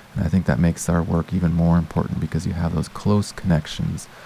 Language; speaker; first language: English; native; English